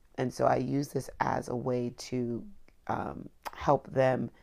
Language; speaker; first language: English; native; English